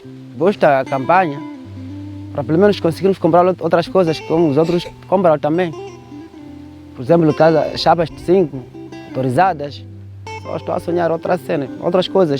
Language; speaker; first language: Portuguese; non-native, local second language; Makhuwa